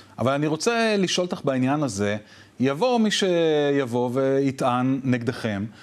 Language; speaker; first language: Hebrew; native; Hebrew